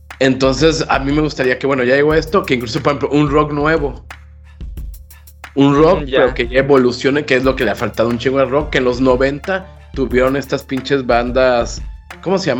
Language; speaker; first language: Spanish; native; Spanish